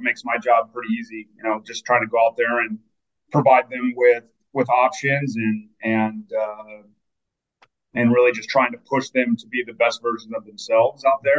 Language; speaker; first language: English; native; English